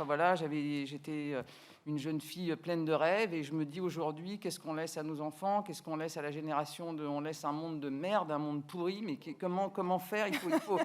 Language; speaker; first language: French; native; French